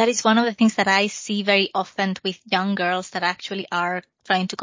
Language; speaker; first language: English; non-native, fluent; Spanish